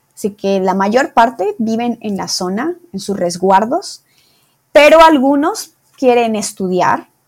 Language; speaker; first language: Spanish; native; Spanish